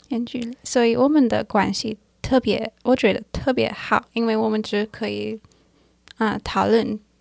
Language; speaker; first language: Chinese; non-native, learner; English